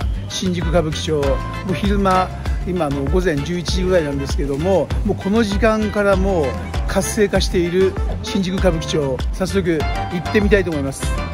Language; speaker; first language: Japanese; native; Japanese